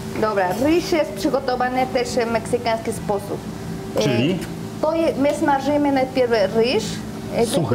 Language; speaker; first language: Polish; non-native, learner; Spanish